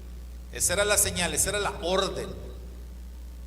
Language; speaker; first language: Spanish; native; Spanish